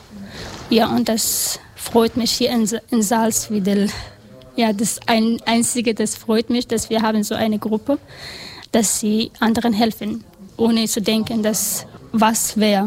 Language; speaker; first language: German; non-native, learner; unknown